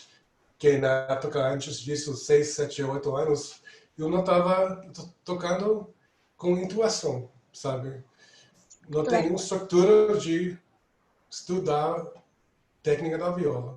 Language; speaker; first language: Portuguese; non-native, fluent; English